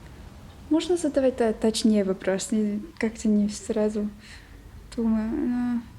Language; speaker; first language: Russian; non-native, fluent; English